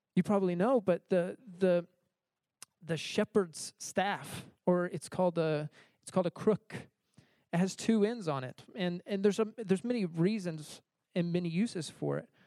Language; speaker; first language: English; native; English